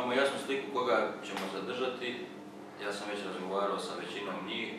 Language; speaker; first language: Croatian; native; Croatian